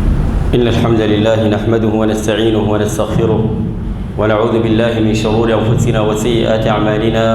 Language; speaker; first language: Arabic; native; Arabic